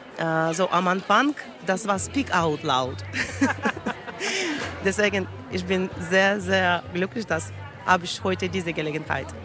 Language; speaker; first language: German; non-native, learner; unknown